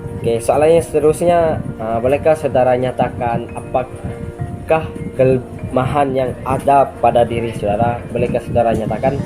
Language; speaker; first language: Malay; non-native, local second language; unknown